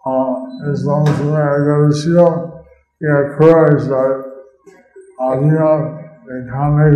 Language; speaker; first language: Spanish; non-native, learner; English